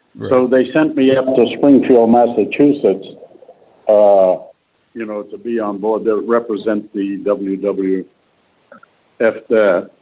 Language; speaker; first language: English; native; English